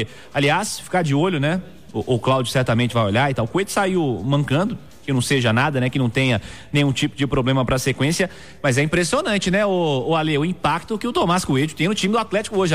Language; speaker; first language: Portuguese; native; Portuguese